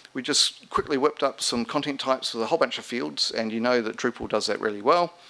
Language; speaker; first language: English; native; English